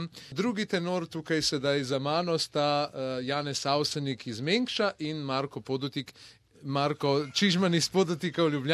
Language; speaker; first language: Slovenian; native; Slovenian